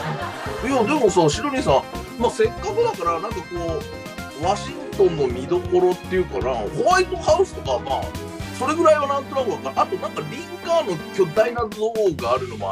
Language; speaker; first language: Japanese; native; Japanese